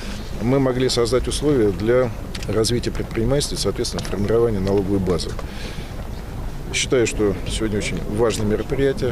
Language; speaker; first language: Russian; native; Russian